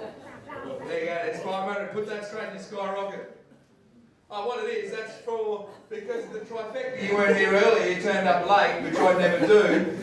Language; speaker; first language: English; native; English